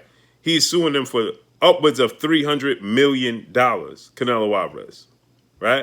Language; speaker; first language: English; native; English